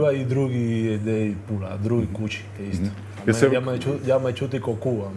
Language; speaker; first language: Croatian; non-native, learner; Spanish